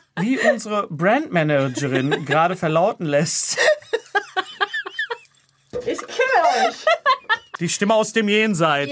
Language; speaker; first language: German; native; German